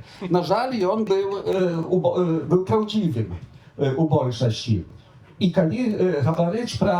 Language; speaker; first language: Polish; non-native, local second language; Belarusian